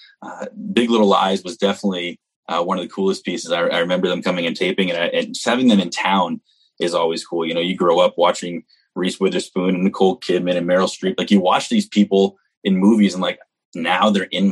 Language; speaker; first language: English; native; English